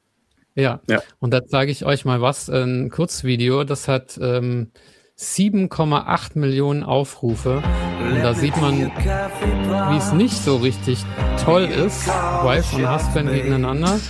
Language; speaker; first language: German; native; German